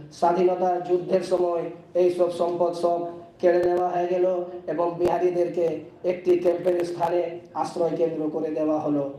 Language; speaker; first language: Bangla; non-native, local second language; Urdu